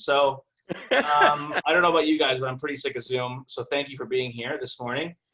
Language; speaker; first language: English; native; English